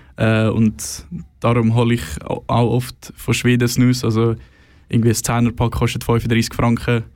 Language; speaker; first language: German; non-native, fluent; Swedish